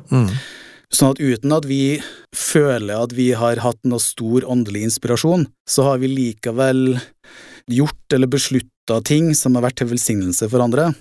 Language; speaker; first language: Norwegian; native; Norwegian